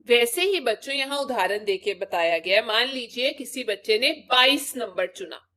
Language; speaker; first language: Hindi; non-native, local second language; Punjabi